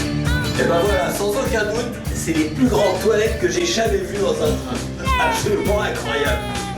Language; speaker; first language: French; native; French